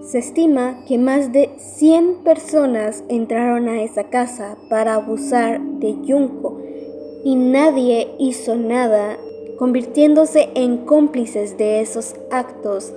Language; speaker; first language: Spanish; native; Spanish